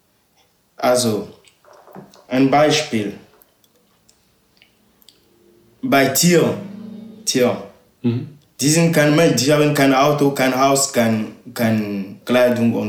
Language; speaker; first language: German; non-native, learner; Ewe